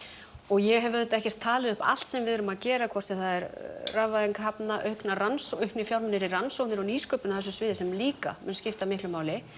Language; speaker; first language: Icelandic; native; Icelandic